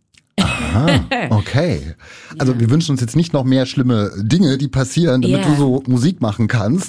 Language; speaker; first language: German; native; German